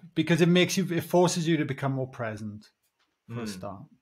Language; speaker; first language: English; native; English